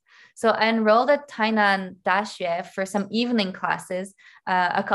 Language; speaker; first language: English; non-native, fluent; French